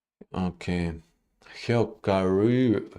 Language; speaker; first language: English; non-native, learner; Russian